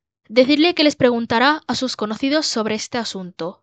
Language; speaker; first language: Spanish; non-native, learner; Bangla